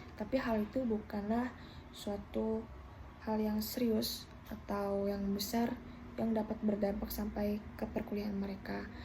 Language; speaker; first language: Indonesian; native; Indonesian